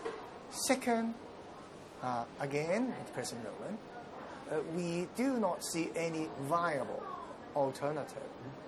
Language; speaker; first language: English; non-native, local second language; Cantonese